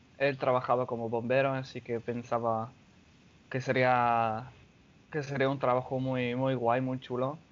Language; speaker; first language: Spanish; non-native, fluent; English